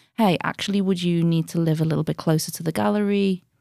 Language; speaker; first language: English; native; English